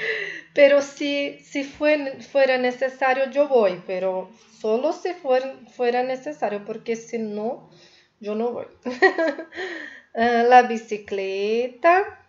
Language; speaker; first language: Spanish; non-native, fluent; Portuguese